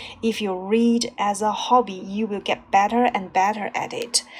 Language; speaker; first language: English; non-native, fluent; Chinese